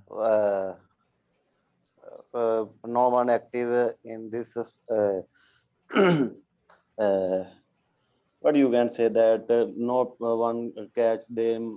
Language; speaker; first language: English; non-native, learner; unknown